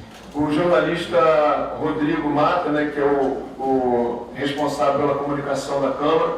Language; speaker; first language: Portuguese; native; Portuguese